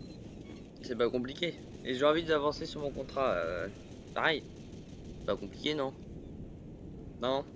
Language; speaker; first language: French; native; French